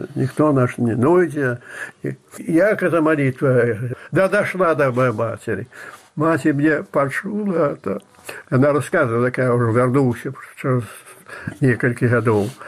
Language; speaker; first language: Russian; non-native, fluent; Belarusian